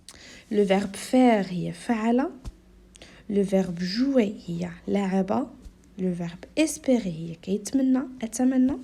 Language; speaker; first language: French; non-native, local second language; Arabic